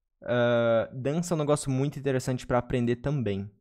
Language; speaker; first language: Portuguese; native; Portuguese